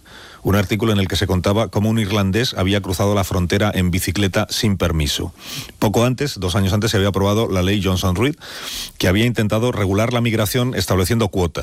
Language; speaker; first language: Spanish; native; Spanish